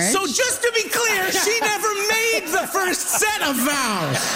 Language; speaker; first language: English; native; English